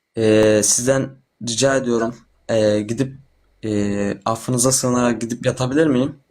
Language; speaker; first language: Turkish; native; Turkish